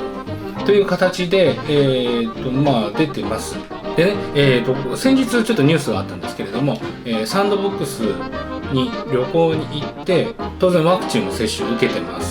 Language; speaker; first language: Japanese; native; Japanese